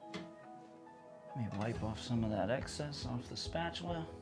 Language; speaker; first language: English; native; English